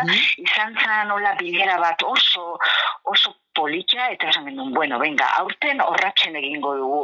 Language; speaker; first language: Basque; native; Basque